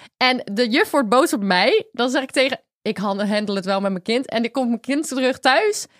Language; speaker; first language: Dutch; native; Dutch